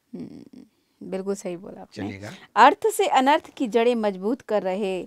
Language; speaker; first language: Hindi; native; Hindi